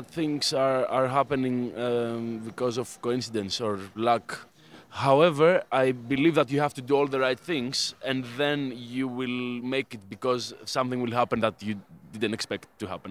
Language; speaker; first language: English; non-native, fluent; Greek